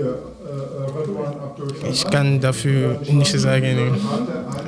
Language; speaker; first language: German; non-native, learner; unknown